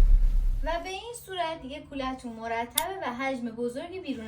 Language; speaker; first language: Persian; native; Persian